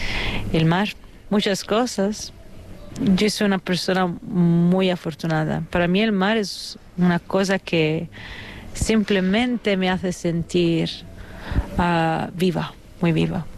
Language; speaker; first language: Spanish; non-native, fluent; Italian